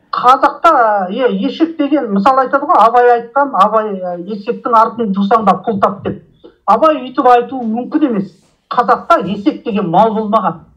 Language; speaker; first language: Kazakh; native; Kazakh